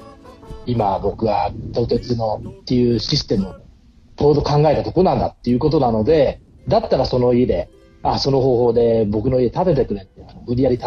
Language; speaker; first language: Japanese; native; Japanese